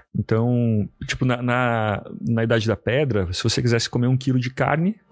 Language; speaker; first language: Portuguese; native; Portuguese